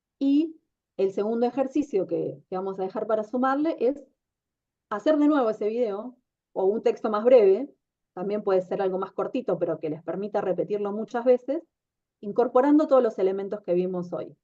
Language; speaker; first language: Spanish; native; Spanish